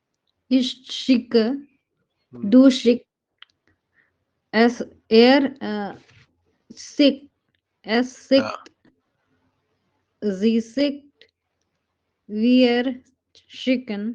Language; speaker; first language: German; non-native, learner; Hindi